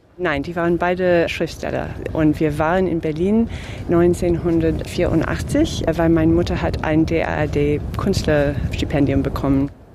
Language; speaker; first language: German; non-native, fluent; English